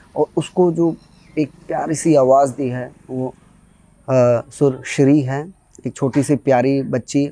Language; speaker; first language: Hindi; non-native, local second language; Bhojpuri